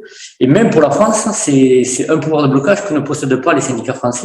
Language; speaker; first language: French; native; French